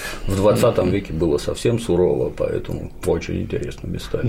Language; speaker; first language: Russian; native; Russian